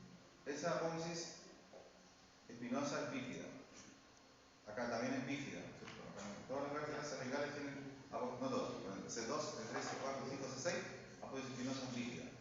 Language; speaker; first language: Spanish; native; Spanish